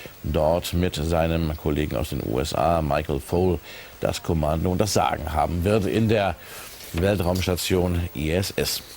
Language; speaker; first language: German; native; German